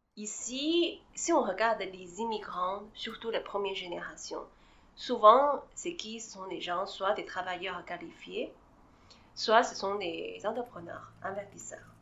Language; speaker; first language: French; non-native, fluent; Chinese